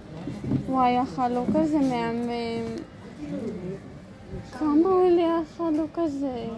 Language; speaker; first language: Hebrew; early bilingual, other home language; Russian